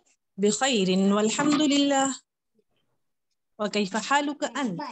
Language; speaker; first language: Arabic; non-native, learner; Urdu